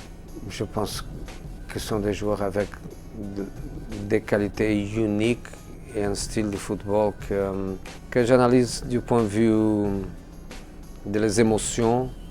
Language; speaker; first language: French; non-native, fluent; Portuguese